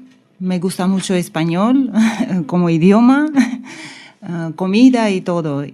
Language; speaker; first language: Spanish; non-native, learner; Russian